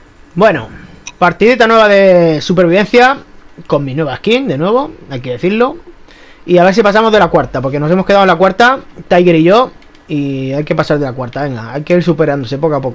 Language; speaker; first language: Spanish; native; Spanish